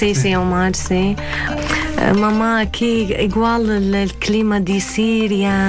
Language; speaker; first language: Portuguese; non-native, learner; Arabic